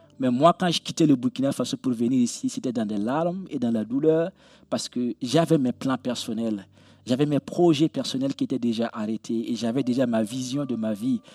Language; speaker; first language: French; non-native, local second language; Mossi